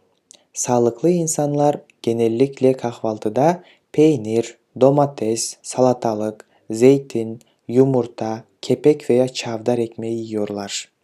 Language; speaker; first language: Turkish; non-native, fluent; Kyrgyz